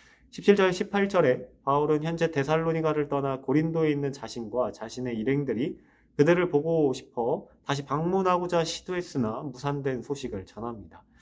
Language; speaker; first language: Korean; native; Korean